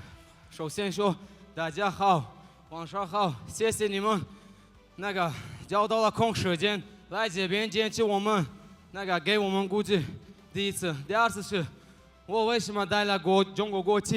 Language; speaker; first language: Chinese; non-native, fluent; Tajik